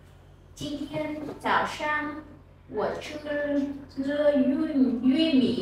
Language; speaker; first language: Chinese; non-native, learner; Vietnamese